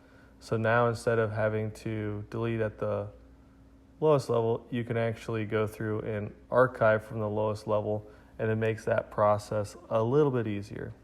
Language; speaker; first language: English; native; English